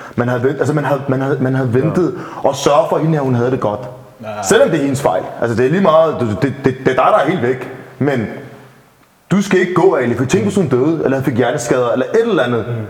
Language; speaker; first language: Danish; native; Danish